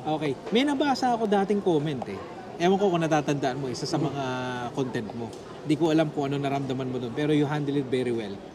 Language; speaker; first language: Filipino; non-native, local second language; Pampanga